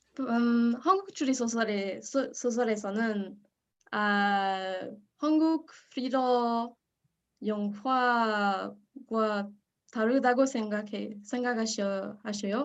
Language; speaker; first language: Korean; non-native, learner; French